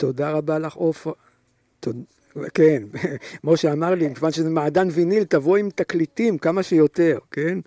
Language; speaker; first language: Hebrew; native; Hebrew